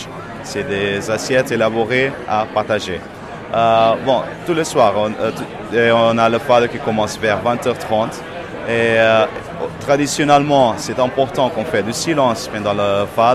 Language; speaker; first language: French; non-native, fluent; Portuguese